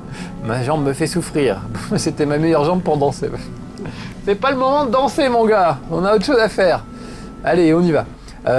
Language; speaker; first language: French; native; French